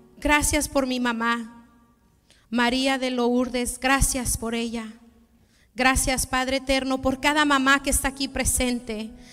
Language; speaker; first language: Spanish; early bilingual, heritage; Spanish